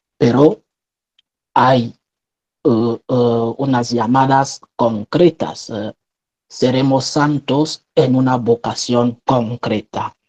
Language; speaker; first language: Spanish; non-native, fluent; French